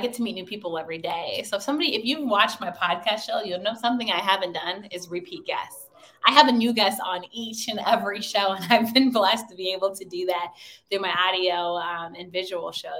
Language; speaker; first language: English; native; English